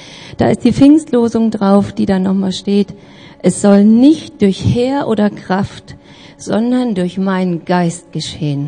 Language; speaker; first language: German; native; German